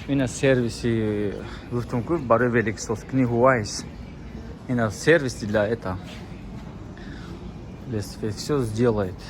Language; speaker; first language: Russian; non-native, learner; Tajik